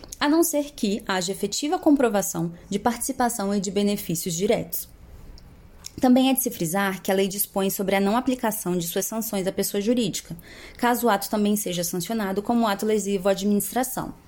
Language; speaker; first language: Portuguese; native; Portuguese